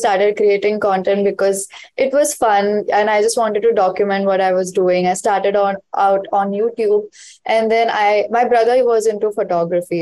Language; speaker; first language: English; non-native, local second language; Hindi